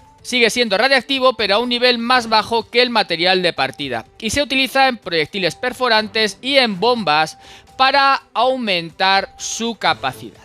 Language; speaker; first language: Spanish; native; Spanish